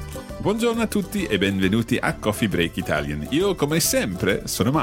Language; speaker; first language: Italian; non-native, fluent; English